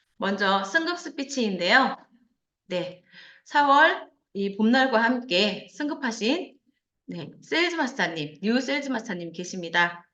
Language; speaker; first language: Korean; native; Korean